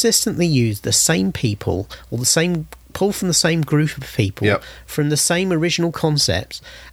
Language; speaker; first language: English; native; English